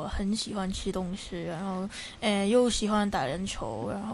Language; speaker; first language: Chinese; non-native, local second language; Cantonese